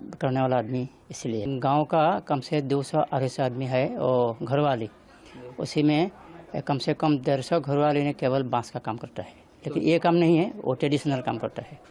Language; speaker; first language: Hindi; non-native, local second language; Assamese